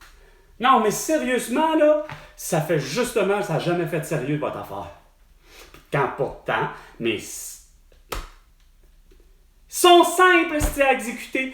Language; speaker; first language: French; native; French